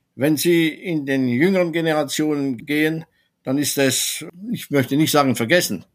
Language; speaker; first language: German; non-native, fluent; French